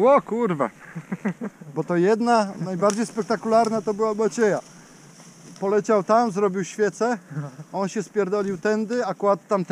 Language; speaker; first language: Polish; native; Polish